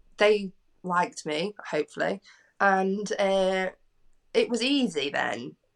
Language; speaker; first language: English; native; English